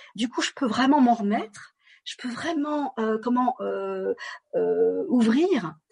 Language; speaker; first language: French; native; French